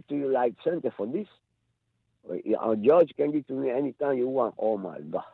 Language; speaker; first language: English; non-native, learner; Spanish